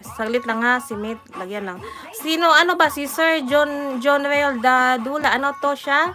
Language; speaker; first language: Filipino; non-native, local second language; Cebuano